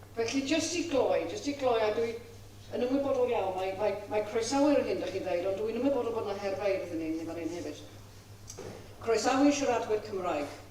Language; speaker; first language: Welsh; non-native, fluent; English